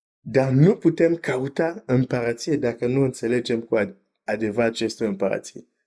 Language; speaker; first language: Romanian; non-native, fluent; French